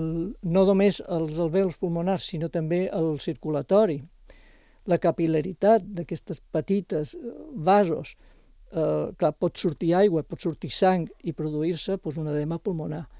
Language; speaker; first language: Catalan; native; Catalan